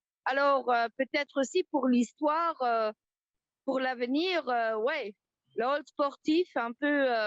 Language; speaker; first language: French; non-native, local second language; Luxembourgish